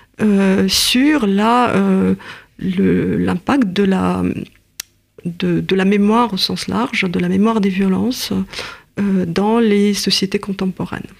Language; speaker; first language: French; non-native, fluent; Russian